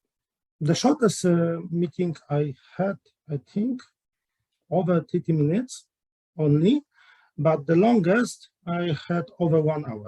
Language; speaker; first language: English; non-native, learner; Polish